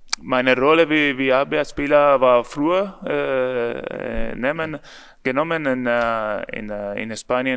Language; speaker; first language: German; non-native, learner; Spanish